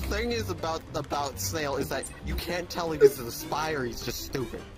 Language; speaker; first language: English; native; English